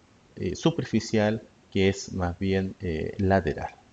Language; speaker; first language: Spanish; native; Spanish